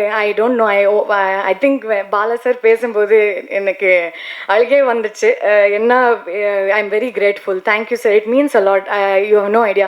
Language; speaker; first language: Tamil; non-native, learner; Kannada